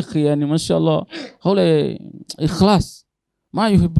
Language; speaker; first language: Arabic; non-native, learner; Indonesian